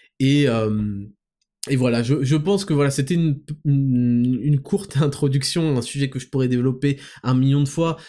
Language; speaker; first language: French; native; French